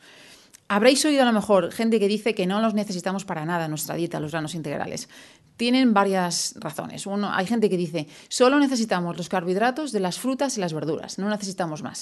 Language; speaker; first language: Spanish; native; Spanish